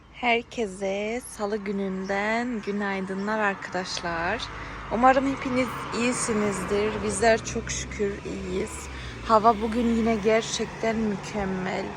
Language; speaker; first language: Turkish; early bilingual, heritage; Turkish